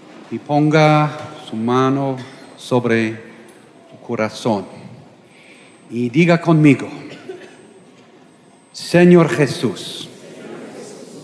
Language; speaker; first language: Spanish; non-native, learner; English